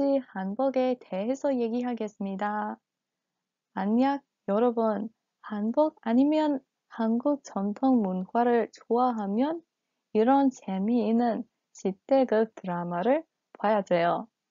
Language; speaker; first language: Korean; non-native, learner; English